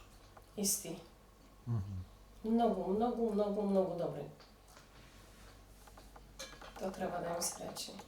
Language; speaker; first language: Macedonian; early bilingual, heritage; Polish